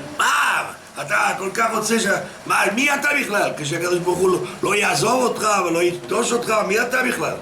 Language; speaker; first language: Hebrew; non-native, fluent; French